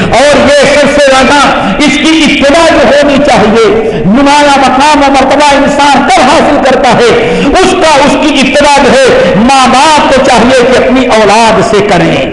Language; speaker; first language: Urdu; native; Urdu